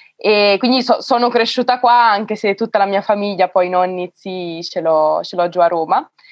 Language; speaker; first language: Italian; native; Italian